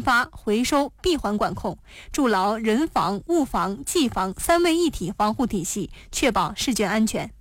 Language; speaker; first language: Chinese; native; Chinese